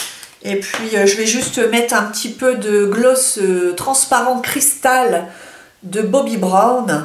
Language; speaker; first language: French; native; French